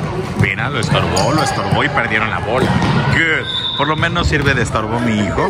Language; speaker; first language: Spanish; native; Spanish